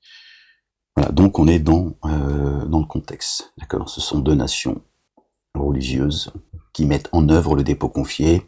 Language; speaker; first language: French; native; French